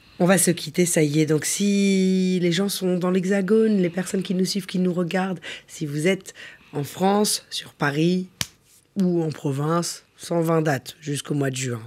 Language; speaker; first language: French; native; French